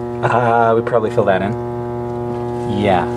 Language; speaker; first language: English; native; English